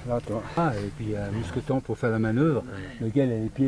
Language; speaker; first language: French; native; French